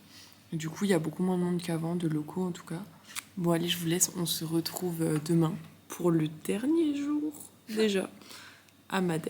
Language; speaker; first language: French; native; French